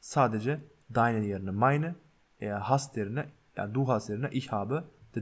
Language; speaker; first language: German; non-native, fluent; Turkish